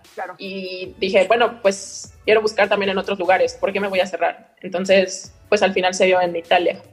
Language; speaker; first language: Spanish; native; Spanish